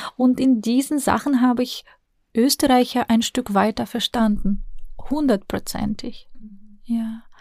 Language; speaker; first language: German; non-native, fluent; Russian